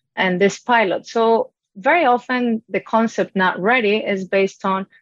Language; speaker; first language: English; non-native, fluent; Spanish